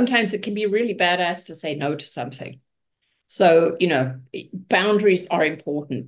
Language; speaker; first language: English; native; English